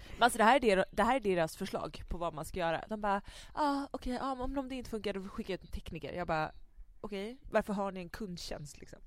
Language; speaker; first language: Swedish; native; Swedish